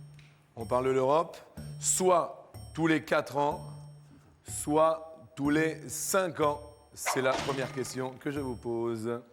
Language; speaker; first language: French; native; French